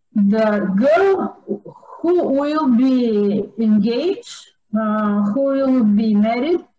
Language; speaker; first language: English; non-native, fluent; Bulgarian